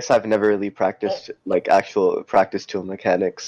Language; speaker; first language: English; native; English